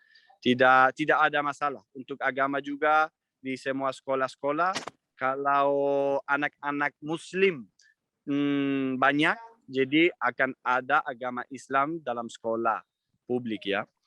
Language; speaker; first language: Indonesian; non-native, fluent; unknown